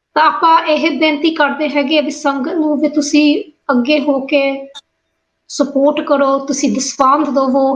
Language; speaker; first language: Punjabi; early bilingual, heritage; Punjabi